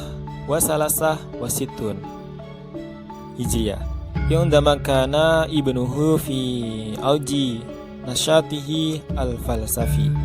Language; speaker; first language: Arabic; non-native, learner; Indonesian